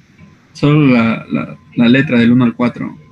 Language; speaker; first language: Spanish; native; Spanish